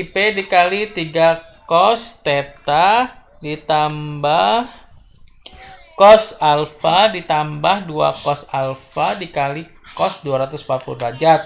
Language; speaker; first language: Indonesian; native; Indonesian